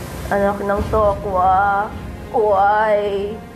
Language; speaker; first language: Filipino; native; Filipino